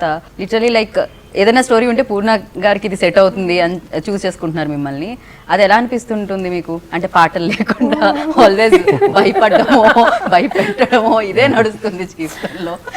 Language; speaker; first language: Telugu; native; Telugu